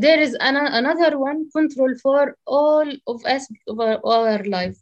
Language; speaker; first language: English; non-native, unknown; Arabic